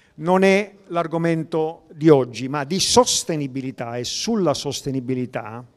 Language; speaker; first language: Italian; native; Italian